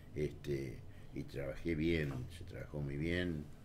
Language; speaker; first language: Spanish; native; Spanish